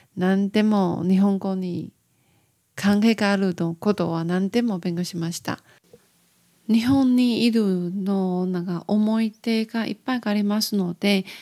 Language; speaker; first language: Japanese; non-native, learner; Chinese